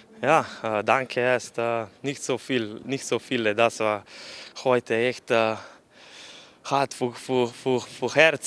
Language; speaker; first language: German; non-native, learner; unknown